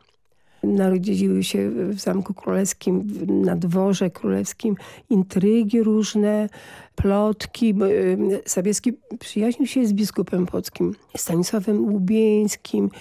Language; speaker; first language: Polish; native; Polish